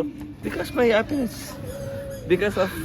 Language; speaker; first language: English; non-native, local second language; Kannada